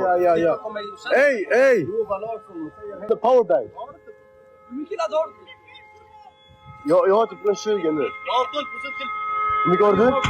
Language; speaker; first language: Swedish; early bilingual, other home language; Arabic